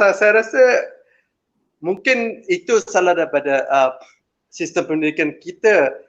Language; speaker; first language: Malay; non-native, local second language; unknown